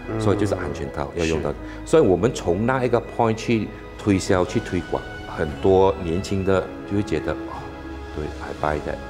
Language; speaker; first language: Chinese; native; Chinese